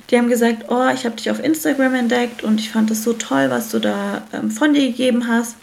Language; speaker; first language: German; early bilingual, other home language; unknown